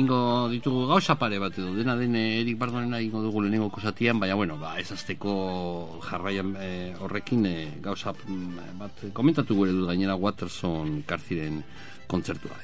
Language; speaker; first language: Basque; native; Basque